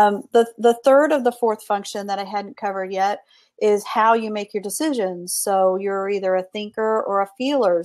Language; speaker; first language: English; native; English